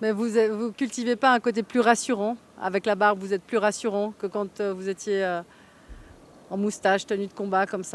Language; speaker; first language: French; native; French